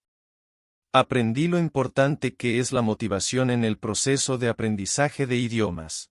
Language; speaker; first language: Spanish; non-native, fluent; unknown